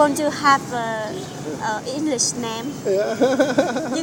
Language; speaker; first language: English; non-native, learner; Vietnamese